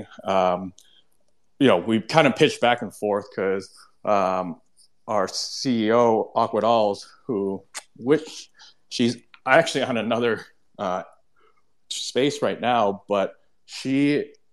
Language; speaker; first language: English; non-native, local second language; Cantonese